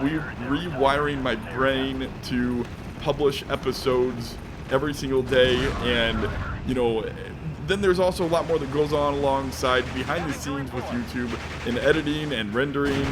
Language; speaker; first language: English; native; English